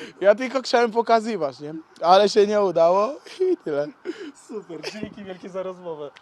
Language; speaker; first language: Polish; non-native, learner; Portuguese